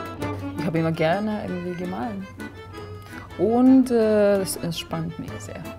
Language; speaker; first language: German; non-native, fluent; Serbian